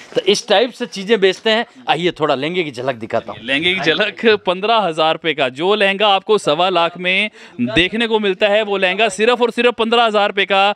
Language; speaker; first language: Hindi; native; Hindi